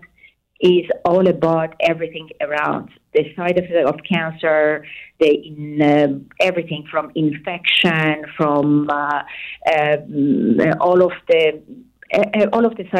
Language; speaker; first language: English; non-native, fluent; Persian